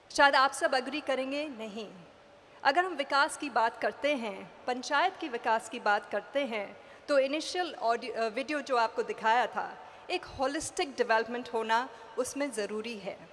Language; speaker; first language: Hindi; native; Hindi